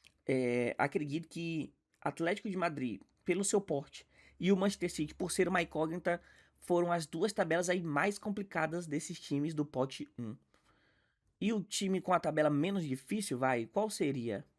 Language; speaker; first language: Portuguese; native; Portuguese